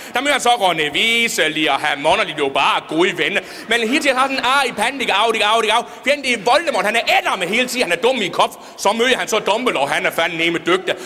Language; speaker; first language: Danish; native; Danish